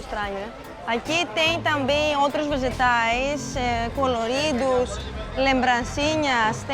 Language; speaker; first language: Portuguese; non-native, fluent; Greek